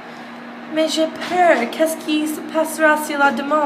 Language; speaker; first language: French; non-native, learner; English